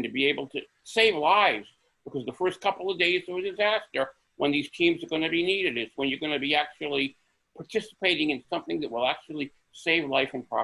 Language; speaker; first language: English; native; English